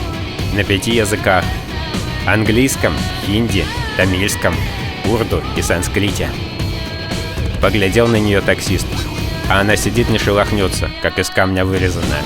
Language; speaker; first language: Russian; native; Russian